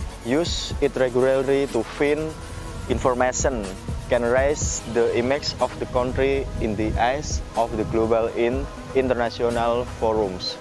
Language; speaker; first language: English; non-native, learner; Indonesian